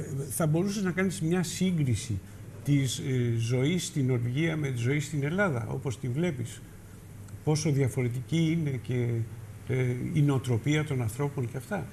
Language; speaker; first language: Greek; native; Greek